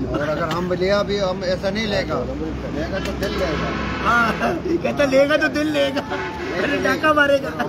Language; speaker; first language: Hindi; non-native, local second language; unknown